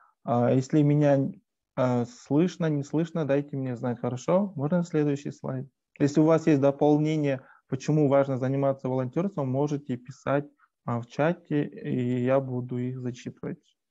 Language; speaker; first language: Russian; native; Russian